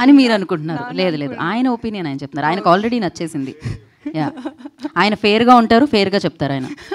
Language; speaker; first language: Telugu; native; Telugu